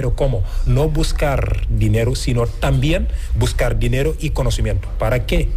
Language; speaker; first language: Spanish; non-native, fluent; Wolof